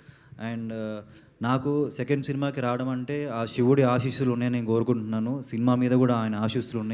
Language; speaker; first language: Telugu; native; Telugu